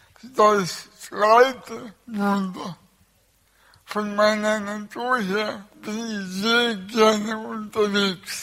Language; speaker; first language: German; early bilingual, other home language; Russian